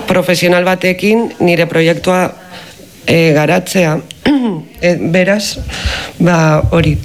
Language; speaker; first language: Basque; non-native, fluent; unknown